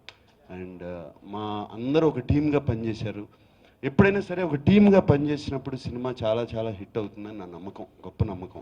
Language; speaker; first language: Telugu; native; Telugu